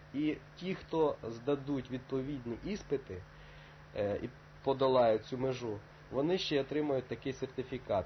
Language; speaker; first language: Ukrainian; native; Ukrainian